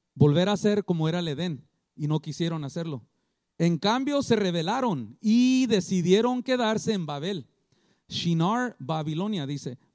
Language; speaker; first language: Spanish; early bilingual, heritage; Spanish